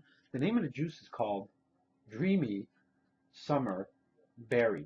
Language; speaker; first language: English; native; English